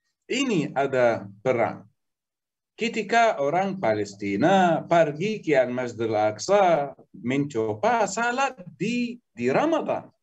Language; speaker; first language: Indonesian; non-native, learner; Arabic